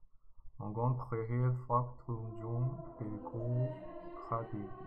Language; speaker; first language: French; non-native, learner; Chinese